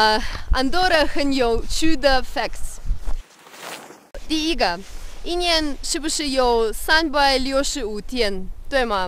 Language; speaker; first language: Chinese; non-native, fluent; Russian